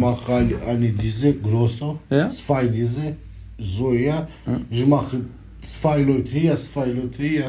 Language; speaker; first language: German; non-native, learner; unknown